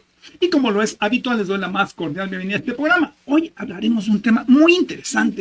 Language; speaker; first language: Spanish; native; Spanish